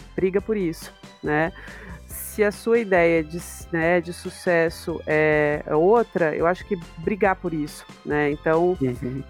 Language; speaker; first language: Portuguese; native; Portuguese